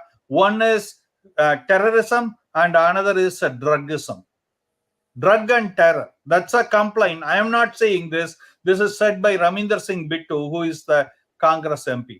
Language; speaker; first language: English; non-native, local second language; Hindi